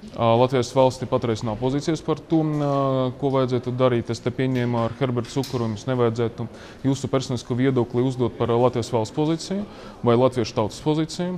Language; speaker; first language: Latvian; non-native, local second language; Russian